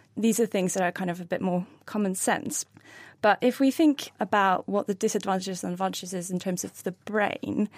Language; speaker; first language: English; non-native, fluent; Norwegian